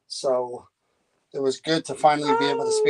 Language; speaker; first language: English; native; English